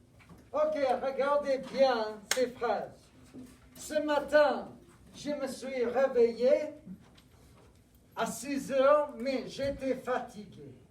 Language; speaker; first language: French; non-native, fluent; English